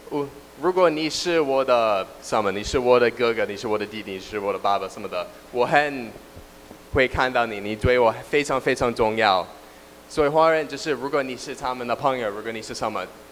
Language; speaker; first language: Chinese; non-native, learner; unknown